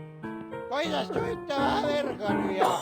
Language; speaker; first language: Finnish; native; Finnish